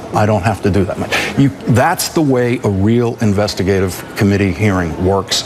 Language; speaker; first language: English; native; English